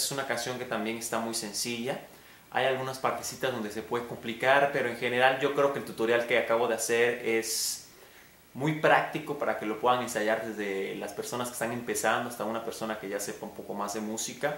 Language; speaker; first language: Spanish; native; Spanish